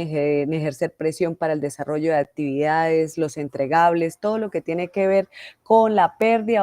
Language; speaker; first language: Spanish; native; Spanish